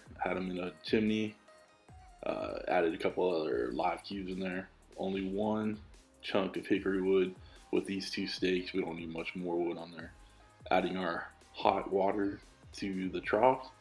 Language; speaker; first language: English; native; English